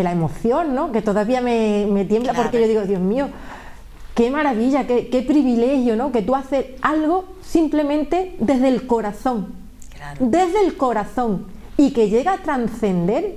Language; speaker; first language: Spanish; native; Spanish